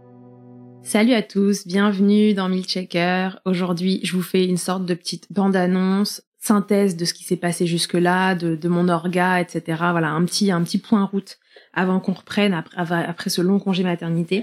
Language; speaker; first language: French; native; French